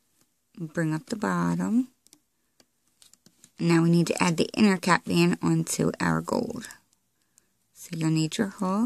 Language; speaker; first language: English; native; English